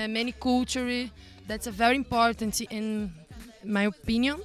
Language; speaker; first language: English; non-native, learner; Portuguese